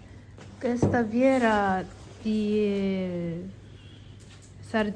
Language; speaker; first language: Italian; non-native, learner; Korean